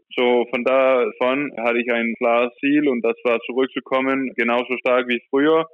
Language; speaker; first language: German; non-native, fluent; Danish